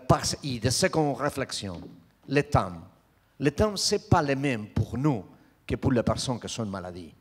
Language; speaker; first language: French; non-native, learner; Spanish